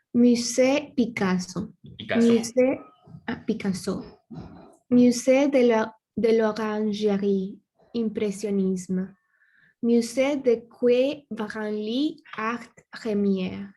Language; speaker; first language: French; non-native, learner; Spanish